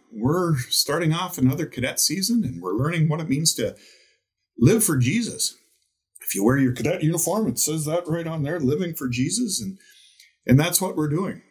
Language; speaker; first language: English; native; English